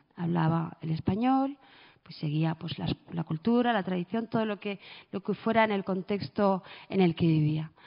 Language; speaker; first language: Spanish; early bilingual, other home language; Arabic